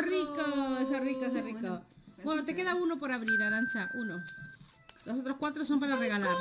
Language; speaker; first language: Spanish; native; Spanish